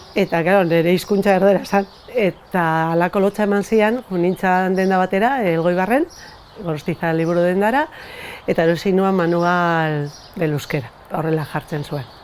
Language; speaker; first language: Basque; non-native, local second language; Spanish